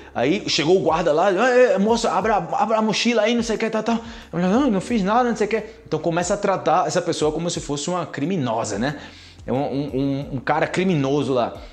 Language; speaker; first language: Portuguese; native; Portuguese